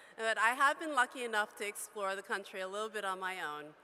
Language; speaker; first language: English; native; English